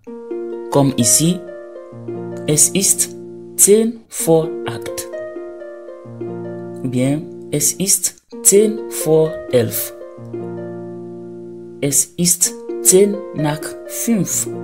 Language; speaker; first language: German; non-native, fluent; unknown